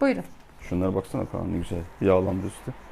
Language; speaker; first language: Turkish; native; Turkish